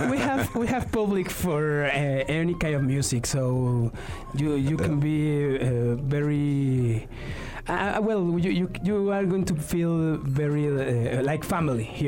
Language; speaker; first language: English; non-native, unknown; Spanish